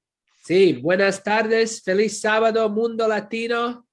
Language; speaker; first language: Spanish; non-native, fluent; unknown